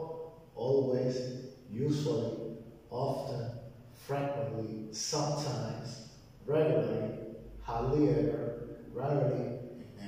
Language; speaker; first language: English; non-native, fluent; Spanish